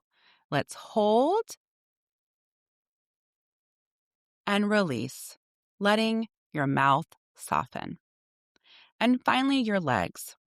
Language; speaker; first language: English; native; English